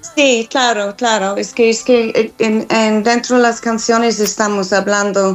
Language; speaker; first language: Spanish; non-native, fluent; English